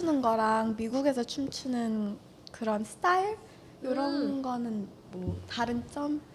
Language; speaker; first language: Korean; early bilingual, heritage; Korean